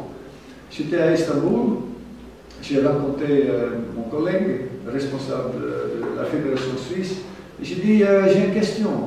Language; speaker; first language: French; non-native, fluent; German